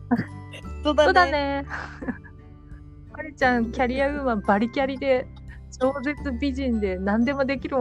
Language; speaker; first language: Japanese; native; Japanese